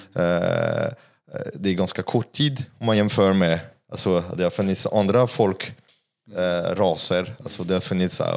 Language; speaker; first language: Swedish; non-native, fluent; French